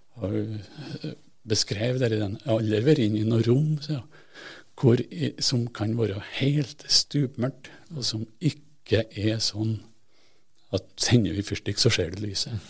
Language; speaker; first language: Norwegian; native; Norwegian